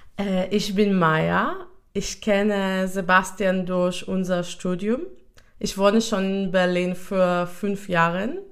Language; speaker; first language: German; non-native, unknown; Hebrew